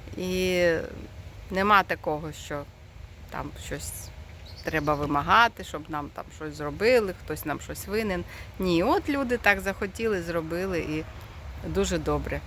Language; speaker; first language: Ukrainian; non-native, local second language; Russian